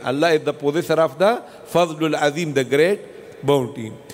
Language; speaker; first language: English; non-native, local second language; Urdu